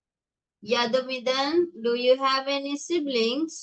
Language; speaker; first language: English; non-native, local second language; Tamil